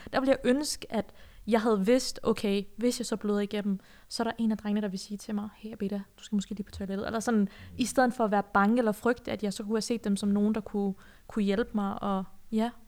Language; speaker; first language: Danish; early bilingual, other home language; Persian